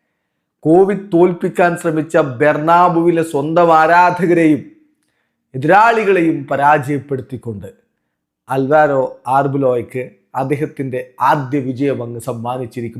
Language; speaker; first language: Malayalam; native; Malayalam